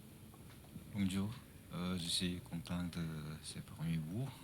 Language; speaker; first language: French; non-native, learner; Chinese